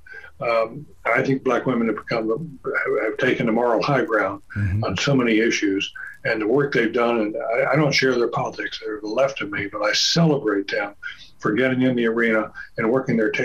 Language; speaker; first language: English; native; English